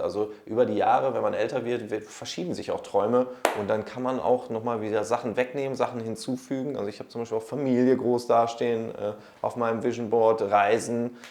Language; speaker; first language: German; native; German